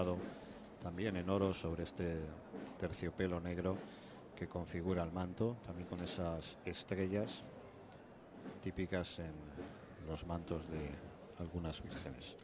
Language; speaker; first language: Spanish; native; Spanish